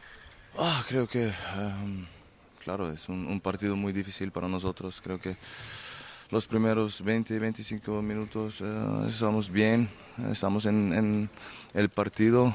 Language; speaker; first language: Spanish; non-native, learner; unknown